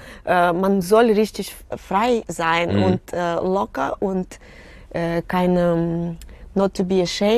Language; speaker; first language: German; non-native, fluent; Russian